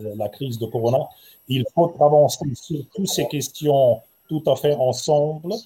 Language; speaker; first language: French; non-native, fluent; German